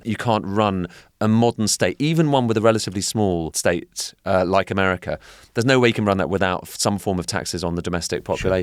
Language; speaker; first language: English; native; English